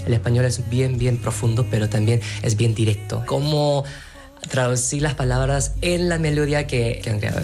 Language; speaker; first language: Spanish; non-native, fluent; Korean